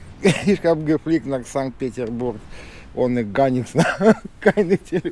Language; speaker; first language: German; non-native, learner; Russian